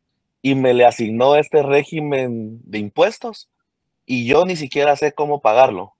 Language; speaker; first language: Spanish; native; Spanish